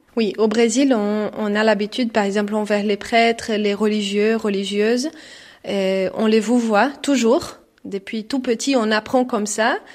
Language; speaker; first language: French; non-native, fluent; Portuguese